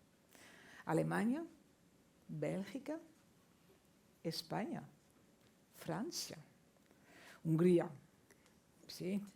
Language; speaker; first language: Spanish; non-native, fluent; French